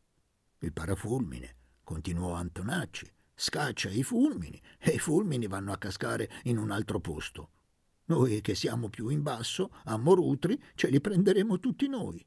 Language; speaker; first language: Italian; native; Italian